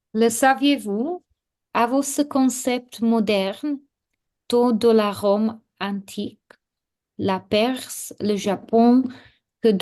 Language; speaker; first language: French; non-native, learner; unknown